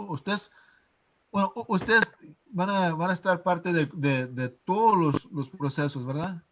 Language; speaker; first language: Spanish; early bilingual, heritage; English